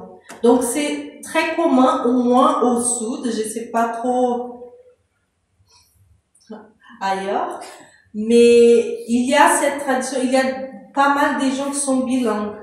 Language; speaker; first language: French; non-native, fluent; Portuguese